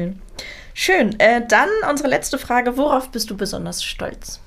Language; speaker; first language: German; native; German